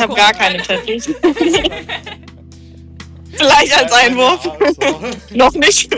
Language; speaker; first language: German; native; German